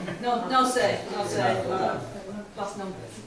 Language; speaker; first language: Spanish; non-native, learner; English